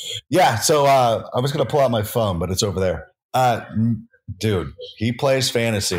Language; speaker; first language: English; native; English